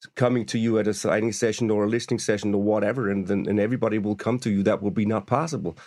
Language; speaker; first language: English; non-native, fluent; German